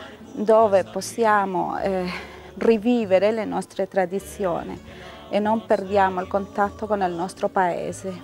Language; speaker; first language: Italian; non-native, fluent; Spanish